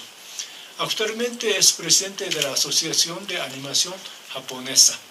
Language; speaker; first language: Spanish; non-native, learner; Japanese